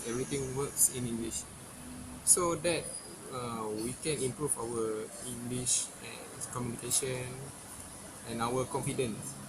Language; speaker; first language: English; non-native, local second language; Malay